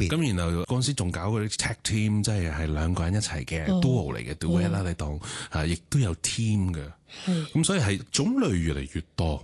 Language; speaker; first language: Cantonese; native; Cantonese